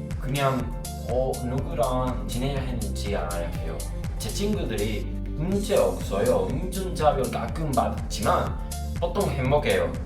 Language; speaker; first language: Korean; non-native, learner; Spanish